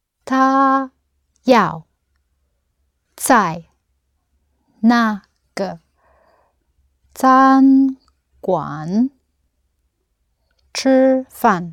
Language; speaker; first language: Chinese; non-native, learner; English